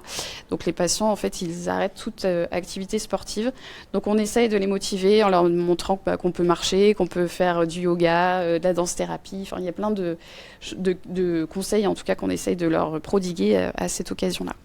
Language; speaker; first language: French; native; French